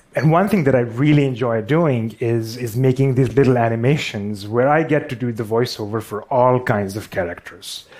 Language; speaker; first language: English; non-native, local second language; Urdu